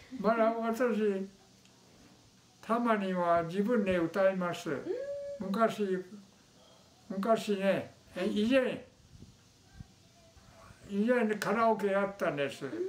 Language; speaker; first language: Japanese; non-native, local second language; Min Nan Chinese